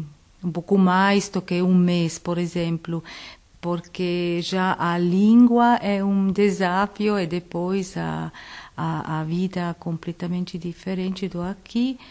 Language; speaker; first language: Portuguese; non-native, learner; Italian